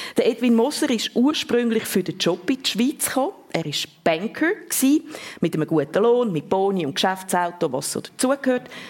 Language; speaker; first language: German; native; German